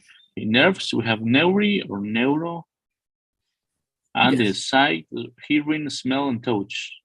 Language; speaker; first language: English; non-native, learner; Spanish